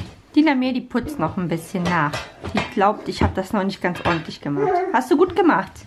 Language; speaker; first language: German; native; German